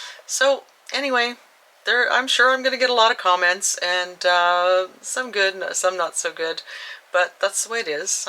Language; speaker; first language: English; native; English